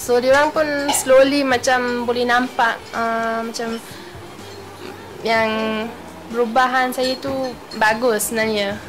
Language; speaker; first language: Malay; non-native, fluent; German